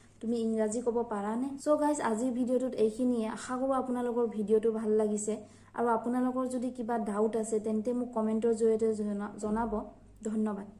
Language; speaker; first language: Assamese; native; Assamese